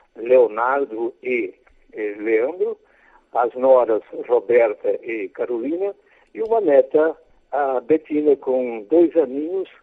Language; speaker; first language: Portuguese; native; Portuguese